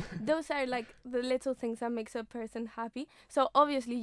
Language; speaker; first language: English; non-native, fluent; Spanish